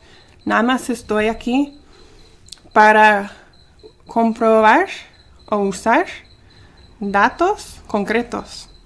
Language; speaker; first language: Spanish; early bilingual, heritage; Spanish